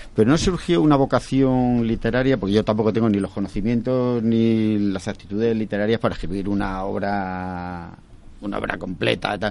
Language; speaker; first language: Spanish; native; Spanish